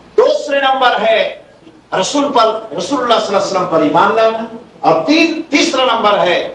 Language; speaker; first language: Urdu; non-native, fluent; Bangla